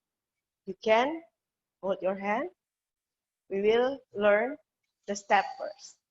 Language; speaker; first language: English; non-native, learner; Indonesian